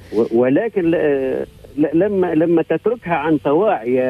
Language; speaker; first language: Arabic; native; Arabic